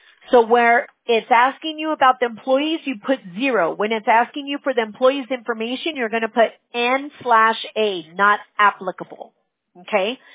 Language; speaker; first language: English; early bilingual, other home language; Spanish